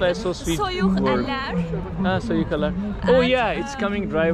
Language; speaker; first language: English; non-native, learner; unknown